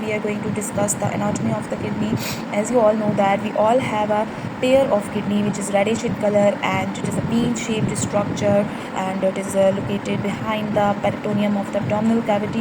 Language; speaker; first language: English; non-native, local second language; Hindi